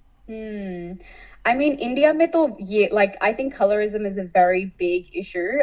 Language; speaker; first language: English; early bilingual, other home language; Hindi